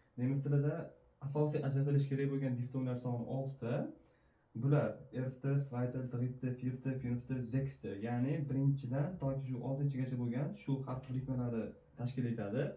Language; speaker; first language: Uzbek; native; Uzbek